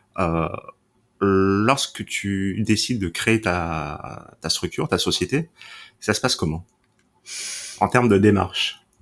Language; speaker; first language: French; native; French